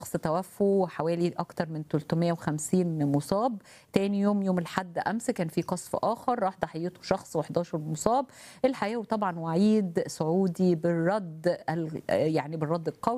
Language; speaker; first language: Arabic; native; Arabic